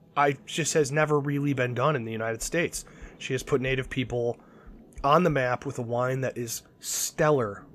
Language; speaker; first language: English; native; English